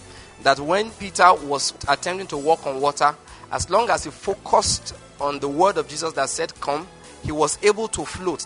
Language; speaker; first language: English; non-native, local second language; Igbo